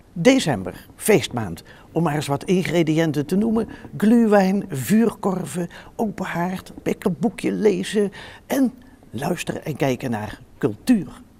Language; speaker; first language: Dutch; native; Dutch